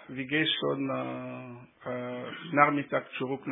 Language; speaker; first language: German; non-native, learner; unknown